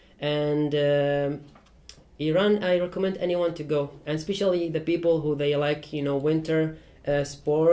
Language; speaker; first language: English; non-native, fluent; Persian